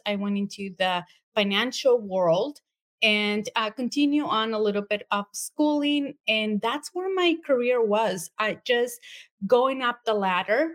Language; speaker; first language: English; non-native, fluent; Spanish